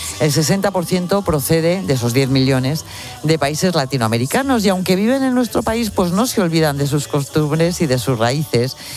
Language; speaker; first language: Spanish; native; Spanish